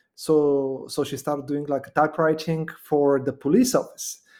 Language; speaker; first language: English; non-native, fluent; Bulgarian